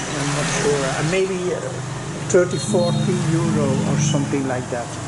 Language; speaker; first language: English; non-native, fluent; Dutch